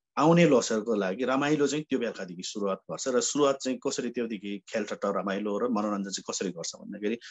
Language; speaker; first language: Nepali; non-native, local second language; Sherpa